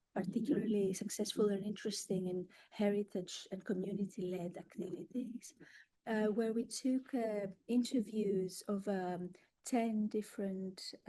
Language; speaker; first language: English; non-native, fluent; Greek